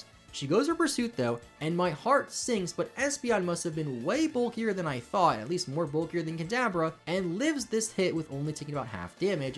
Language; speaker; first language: English; native; English